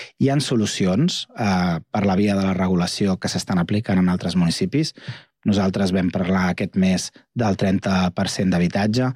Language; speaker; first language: Catalan; native; Catalan